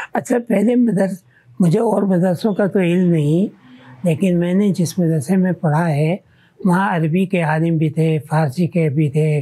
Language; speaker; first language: Urdu; native; Urdu